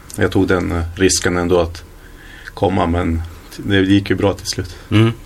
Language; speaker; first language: Swedish; early bilingual, other home language; Kurdish